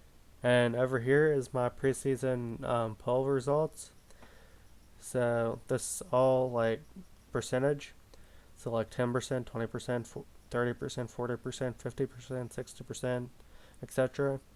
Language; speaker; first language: English; native; English